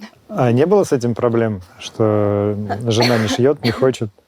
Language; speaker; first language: Russian; native; Russian